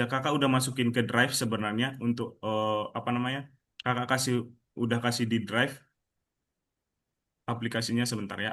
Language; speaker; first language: Indonesian; native; Indonesian